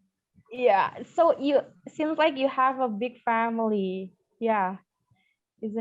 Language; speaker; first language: English; non-native, learner; Indonesian